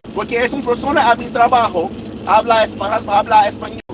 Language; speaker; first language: Spanish; non-native, learner; English